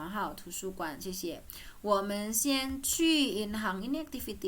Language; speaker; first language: Chinese; non-native, fluent; Indonesian